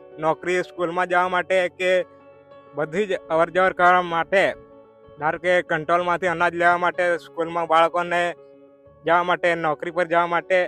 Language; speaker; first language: Gujarati; non-native, local second language; Kukna